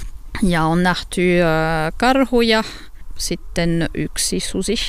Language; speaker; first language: Finnish; non-native, fluent; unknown